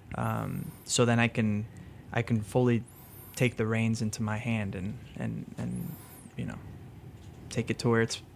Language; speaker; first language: English; early bilingual, other home language; French